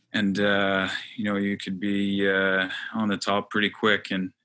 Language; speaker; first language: English; native; English